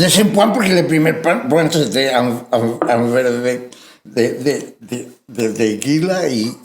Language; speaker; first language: French; non-native, fluent; Spanish